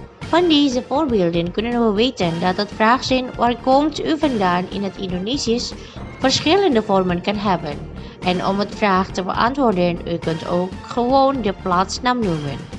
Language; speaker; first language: Dutch; non-native, fluent; Indonesian